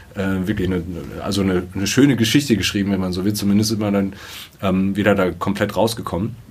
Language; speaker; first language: German; native; German